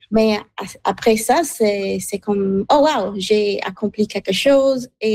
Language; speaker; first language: French; non-native, fluent; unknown